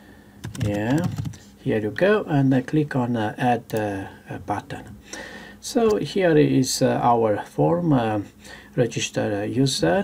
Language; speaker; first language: English; non-native, fluent; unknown